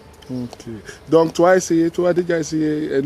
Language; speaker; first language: French; non-native, learner; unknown